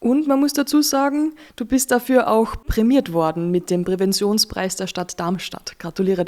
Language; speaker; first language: German; native; German